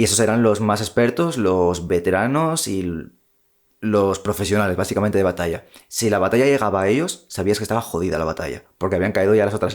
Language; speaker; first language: Spanish; native; Spanish